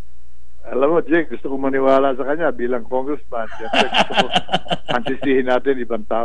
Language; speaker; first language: Filipino; native; Filipino